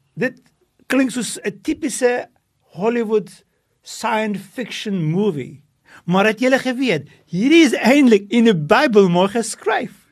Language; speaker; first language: Afrikaans; non-native, local second language; English